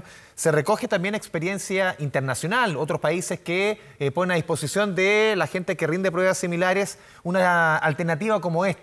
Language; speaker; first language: Spanish; native; Spanish